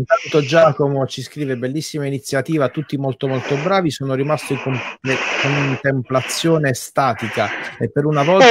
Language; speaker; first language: Italian; native; Italian